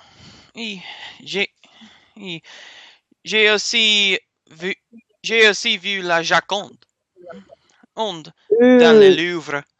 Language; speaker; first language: French; non-native, learner; English